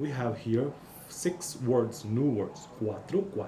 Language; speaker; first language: English; non-native, learner; Portuguese